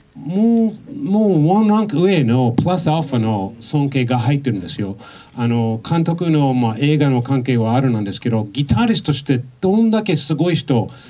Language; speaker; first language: Japanese; non-native, fluent; English